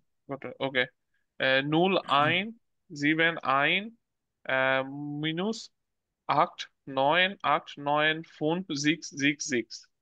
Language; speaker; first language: German; non-native, learner; Bangla